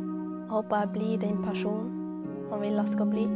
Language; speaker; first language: Norwegian; early bilingual, other home language; Somali